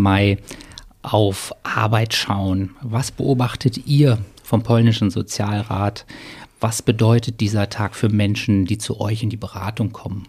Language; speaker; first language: German; native; German